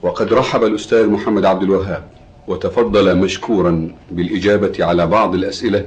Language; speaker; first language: Arabic; native; Arabic